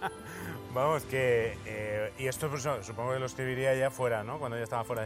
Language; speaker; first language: Spanish; native; Spanish